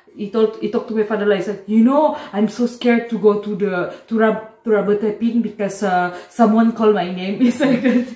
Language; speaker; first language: English; non-native, local second language; Malay